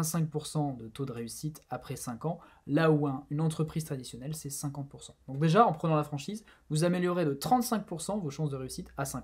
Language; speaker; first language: French; native; French